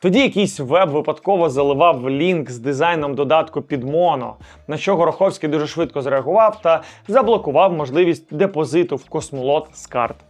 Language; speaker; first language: Ukrainian; native; Ukrainian